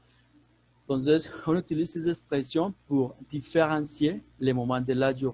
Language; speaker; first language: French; non-native, fluent; Spanish